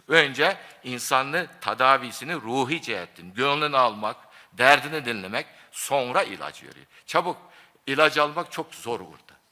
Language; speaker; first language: Turkish; non-native, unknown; Japanese